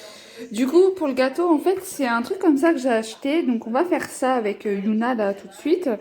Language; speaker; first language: French; native; French